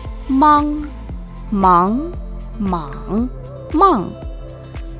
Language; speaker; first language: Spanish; non-native, fluent; Chinese